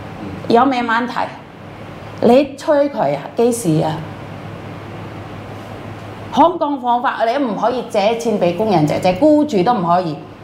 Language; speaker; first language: Cantonese; non-native, fluent; Indonesian